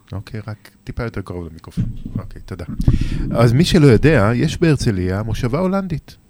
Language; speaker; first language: Hebrew; native; Hebrew